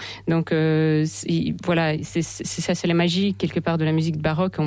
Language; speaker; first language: French; non-native, fluent; Russian